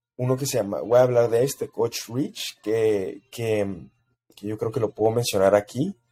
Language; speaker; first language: Spanish; early bilingual, heritage; Spanish